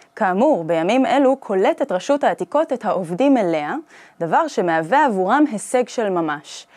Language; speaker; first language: Hebrew; native; Hebrew